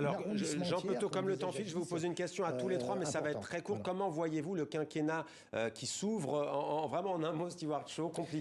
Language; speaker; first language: French; native; French